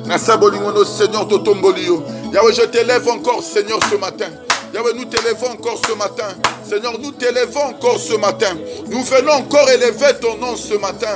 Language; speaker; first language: French; non-native, local second language; Lingala